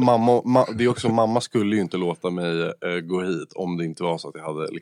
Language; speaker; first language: Swedish; native; Swedish